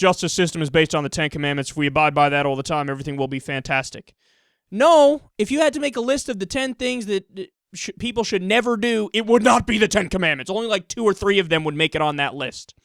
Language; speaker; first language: English; native; English